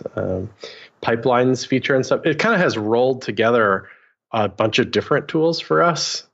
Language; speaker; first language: English; native; English